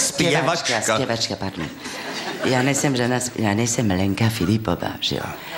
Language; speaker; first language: Czech; non-native, fluent; French